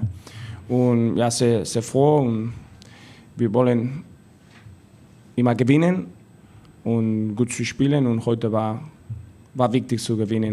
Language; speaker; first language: German; non-native, learner; Spanish